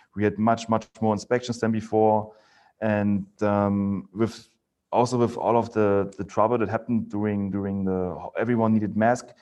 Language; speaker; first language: English; non-native, fluent; German